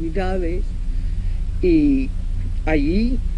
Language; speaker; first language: Spanish; non-native, fluent; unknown